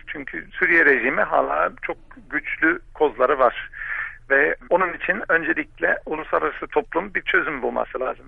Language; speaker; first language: Turkish; non-native, fluent; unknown